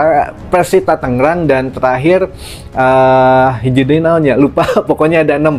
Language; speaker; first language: Indonesian; native; Indonesian